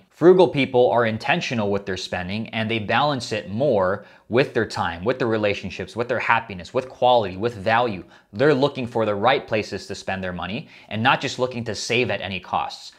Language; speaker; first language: English; native; English